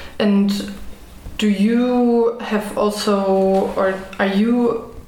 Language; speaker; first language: English; non-native, fluent; German